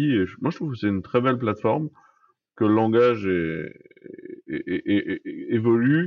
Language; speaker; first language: French; native; French